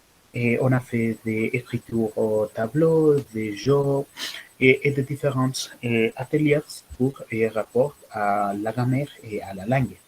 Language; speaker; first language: French; non-native, learner; Spanish